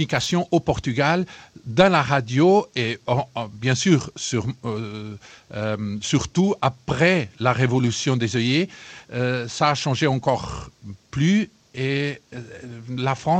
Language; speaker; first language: French; non-native, fluent; Portuguese